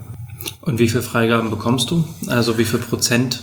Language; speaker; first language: German; native; German